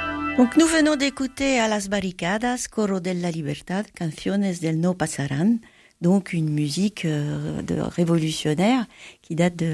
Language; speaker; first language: French; native; French